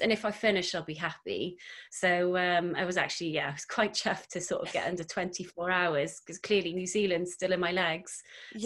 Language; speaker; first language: English; native; English